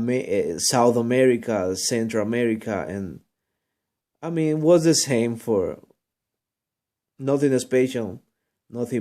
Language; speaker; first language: English; non-native, learner; Spanish